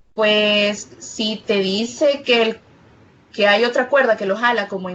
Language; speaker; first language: Spanish; native; Spanish